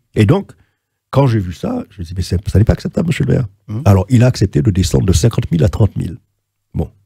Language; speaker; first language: French; native; French